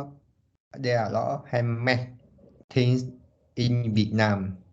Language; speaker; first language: English; non-native, learner; Vietnamese